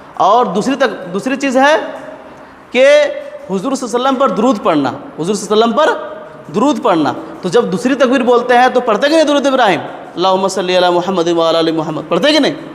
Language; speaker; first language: Urdu; native; Urdu